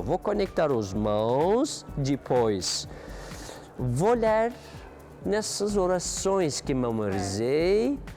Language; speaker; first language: Portuguese; non-native, learner; Turkish